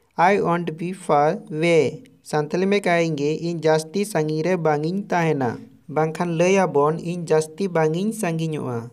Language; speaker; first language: Hindi; non-native, local second language; Santali